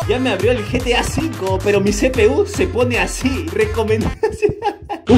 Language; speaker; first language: Spanish; native; Spanish